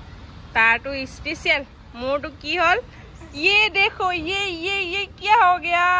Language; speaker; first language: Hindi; non-native, local second language; Assamese